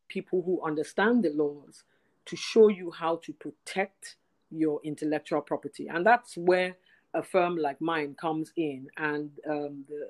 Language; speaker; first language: English; non-native, local second language; Yoruba